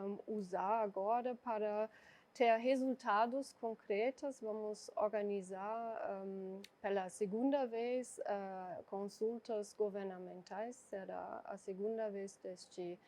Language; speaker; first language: Portuguese; non-native, fluent; German